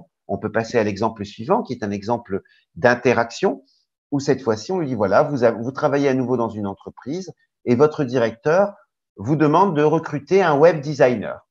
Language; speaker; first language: French; native; French